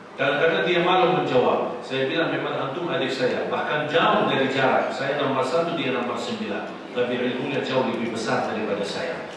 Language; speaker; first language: Indonesian; non-native, fluent; Arabic